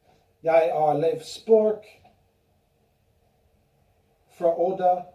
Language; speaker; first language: Norwegian; non-native, learner; English